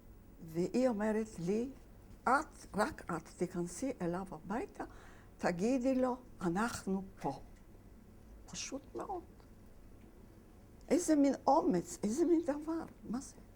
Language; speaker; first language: Hebrew; non-native, fluent; Polish